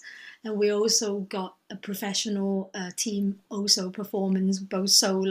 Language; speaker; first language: English; non-native, local second language; Cantonese